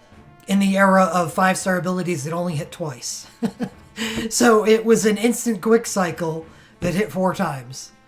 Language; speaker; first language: English; native; English